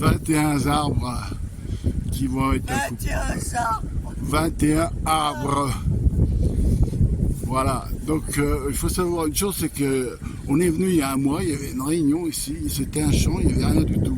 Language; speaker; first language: French; native; French